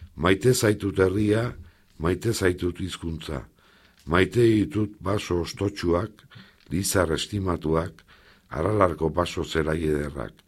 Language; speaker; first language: Basque; native; Basque